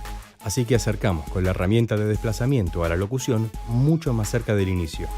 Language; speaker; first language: Spanish; native; Spanish